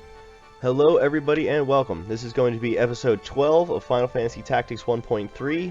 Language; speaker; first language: English; native; English